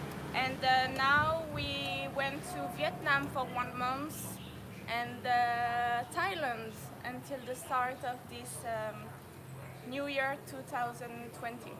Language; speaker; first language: English; non-native, fluent; French